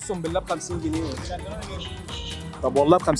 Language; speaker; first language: Arabic; native; Arabic